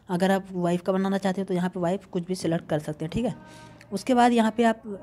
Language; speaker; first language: Hindi; native; Hindi